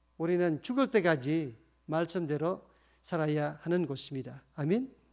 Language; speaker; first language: Korean; non-native, fluent; Indonesian